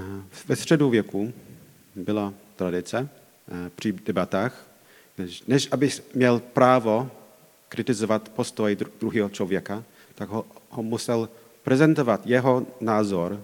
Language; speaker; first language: Czech; non-native, fluent; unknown